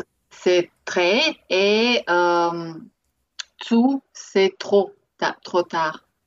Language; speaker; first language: French; native; French